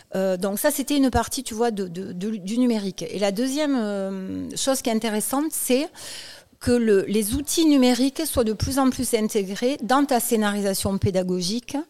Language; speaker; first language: French; native; French